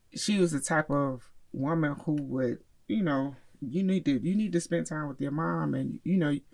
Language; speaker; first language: English; native; English